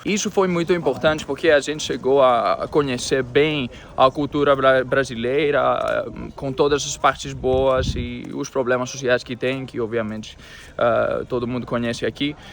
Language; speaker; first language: Portuguese; non-native, fluent; Greek